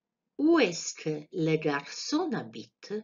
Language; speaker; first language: French; non-native, fluent; Croatian